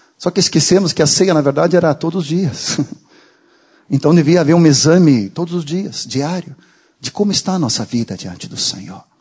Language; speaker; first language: Portuguese; non-native, fluent; Swedish